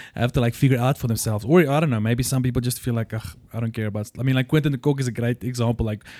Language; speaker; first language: English; non-native, local second language; Afrikaans